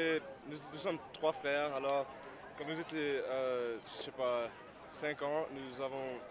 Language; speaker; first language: French; non-native, learner; English